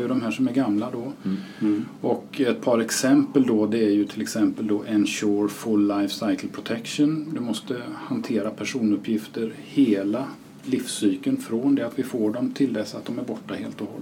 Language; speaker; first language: Swedish; native; Swedish